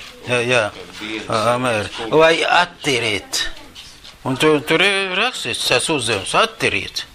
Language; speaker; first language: Latvian; non-native, local second language; Russian